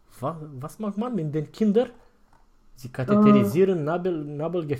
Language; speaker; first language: German; non-native, fluent; Romanian